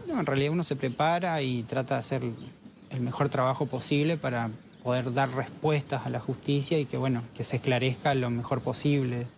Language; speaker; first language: Spanish; native; Spanish